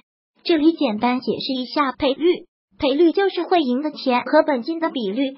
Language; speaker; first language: Chinese; native; Chinese